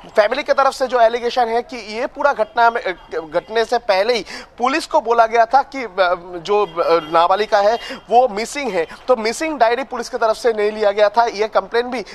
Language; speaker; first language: Hindi; non-native, local second language; Bangla